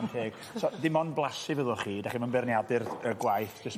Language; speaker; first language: Welsh; native; Welsh